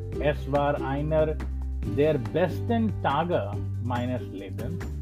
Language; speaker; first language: German; non-native, learner; English